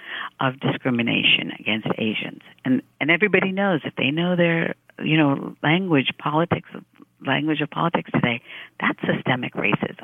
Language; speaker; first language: English; early bilingual, other home language; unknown